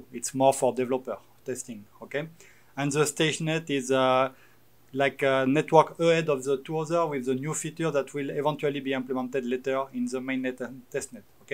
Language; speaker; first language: English; non-native, fluent; French